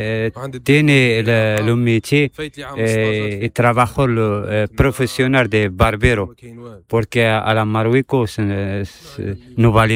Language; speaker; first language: Spanish; non-native, learner; Arabic